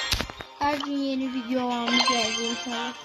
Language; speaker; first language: Turkish; non-native, learner; Azerbaijani